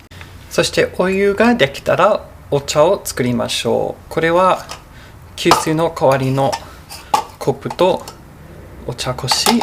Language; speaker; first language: Japanese; non-native, fluent; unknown